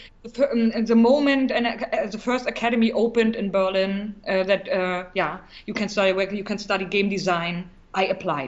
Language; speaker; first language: English; non-native, fluent; German